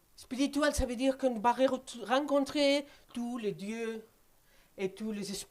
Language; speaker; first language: French; non-native, fluent; Spanish